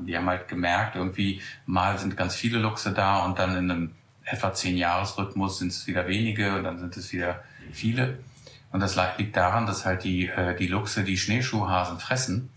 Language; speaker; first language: German; native; German